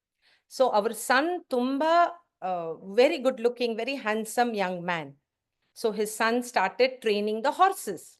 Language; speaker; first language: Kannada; non-native, learner; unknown